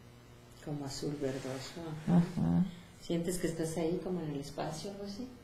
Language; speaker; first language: Spanish; native; Spanish